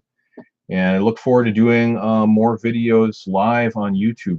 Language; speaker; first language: English; native; English